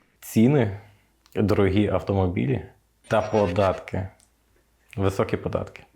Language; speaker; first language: Ukrainian; native; Ukrainian